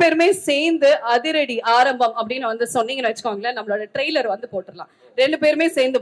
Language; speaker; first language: Tamil; native; Tamil